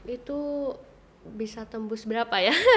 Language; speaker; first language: Indonesian; native; Indonesian